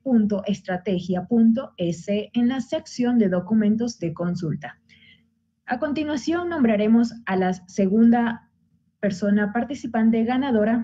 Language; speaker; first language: Spanish; native; Spanish